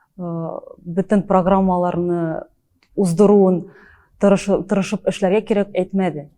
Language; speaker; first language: Tatar; early bilingual, heritage; Tatar